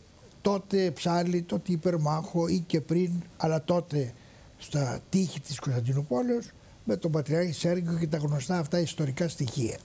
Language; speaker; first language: Greek; native; Greek